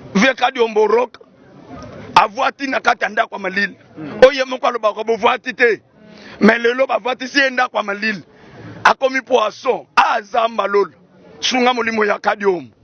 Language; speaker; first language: Lingala; non-native, local second language; Luba-Lulua